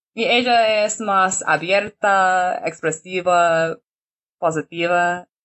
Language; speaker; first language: Spanish; non-native, learner; English